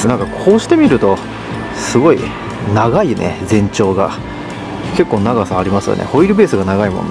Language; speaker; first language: Japanese; native; Japanese